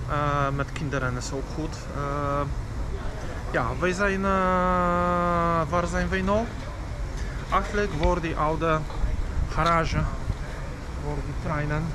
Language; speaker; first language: Dutch; non-native, learner; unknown